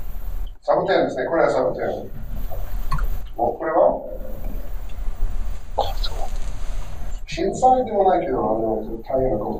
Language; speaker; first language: Japanese; non-native, learner; English